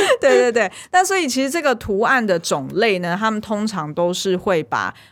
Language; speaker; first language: Chinese; native; Chinese